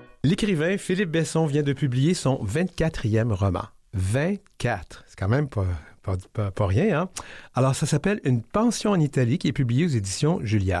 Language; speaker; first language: French; native; French